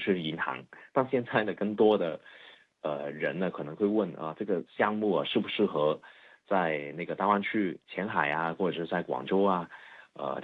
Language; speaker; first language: Chinese; non-native, fluent; Cantonese